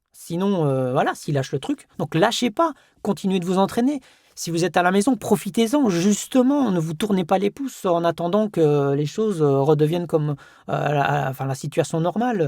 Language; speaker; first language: French; native; French